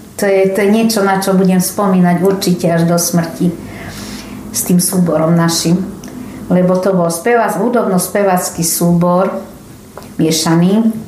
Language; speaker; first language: Slovak; native; Slovak